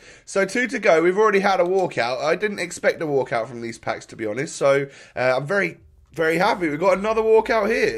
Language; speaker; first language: English; native; English